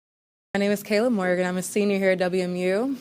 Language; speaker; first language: English; native; English